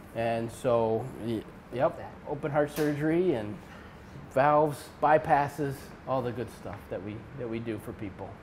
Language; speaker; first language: English; native; English